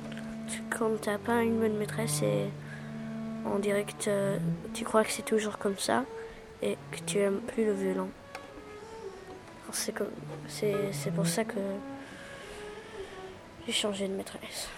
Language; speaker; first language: French; early bilingual, other home language; Spanish